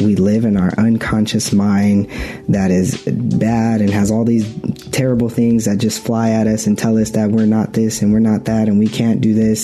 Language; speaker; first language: English; native; English